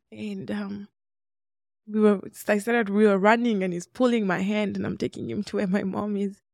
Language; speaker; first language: English; non-native, local second language; Swahili